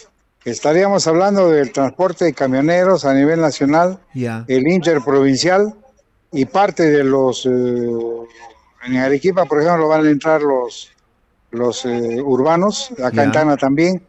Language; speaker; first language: Spanish; native; Spanish